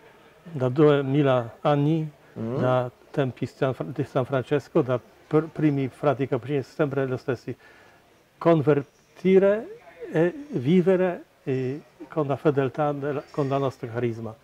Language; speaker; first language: Italian; non-native, fluent; Polish